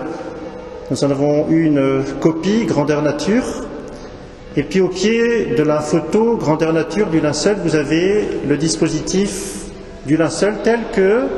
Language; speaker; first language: French; native; French